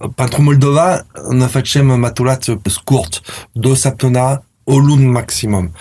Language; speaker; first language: Romanian; non-native, learner; French